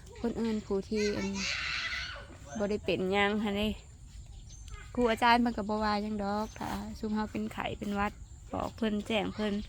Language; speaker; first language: Thai; non-native, local second language; Northeastern Thai